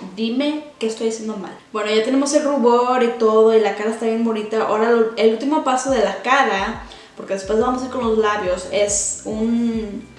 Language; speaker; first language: Spanish; early bilingual, heritage; Spanish